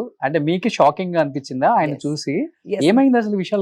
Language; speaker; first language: Telugu; native; Telugu